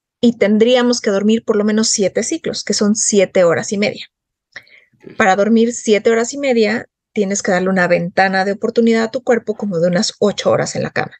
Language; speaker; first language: Spanish; native; Spanish